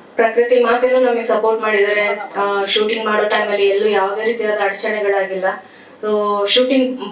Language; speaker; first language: Kannada; native; Kannada